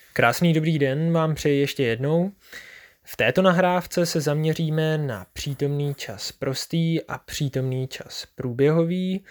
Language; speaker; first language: Czech; native; Czech